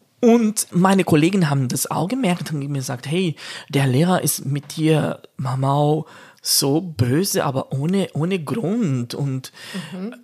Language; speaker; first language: German; non-native, fluent; Portuguese